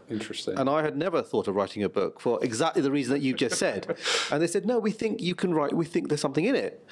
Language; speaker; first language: English; native; English